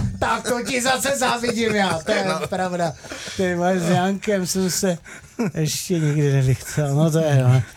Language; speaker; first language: Czech; native; Czech